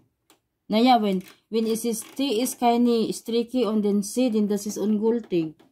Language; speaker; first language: German; non-native, learner; Filipino